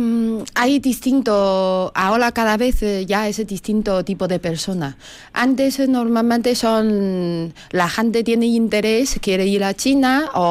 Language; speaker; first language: Spanish; non-native, learner; Chinese